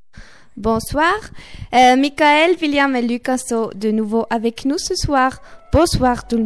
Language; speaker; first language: French; non-native, local second language; German